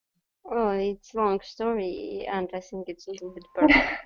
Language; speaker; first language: English; non-native, learner; Russian